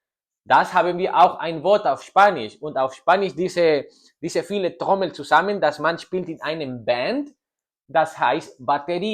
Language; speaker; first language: German; non-native, learner; Spanish